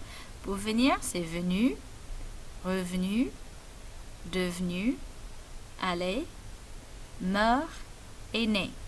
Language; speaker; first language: French; non-native, fluent; English